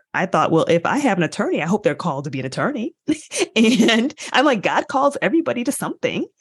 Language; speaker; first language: English; native; English